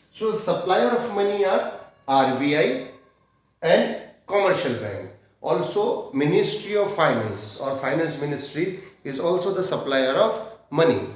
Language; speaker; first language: Hindi; native; Hindi